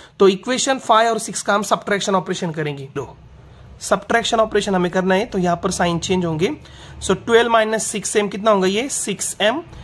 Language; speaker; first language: Hindi; non-native, local second language; Marathi